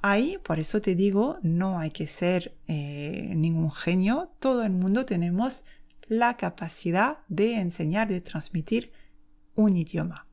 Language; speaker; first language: Spanish; non-native, fluent; French